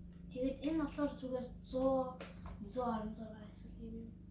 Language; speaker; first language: Mongolian; early bilingual, heritage; Mongolian